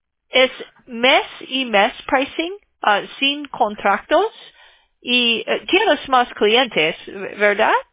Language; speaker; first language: Spanish; non-native, learner; English